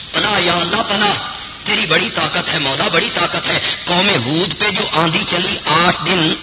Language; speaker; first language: Urdu; non-native, local second language; Punjabi